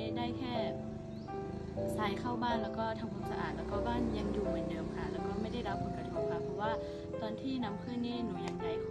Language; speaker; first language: Thai; non-native, local second language; S'gaw Karen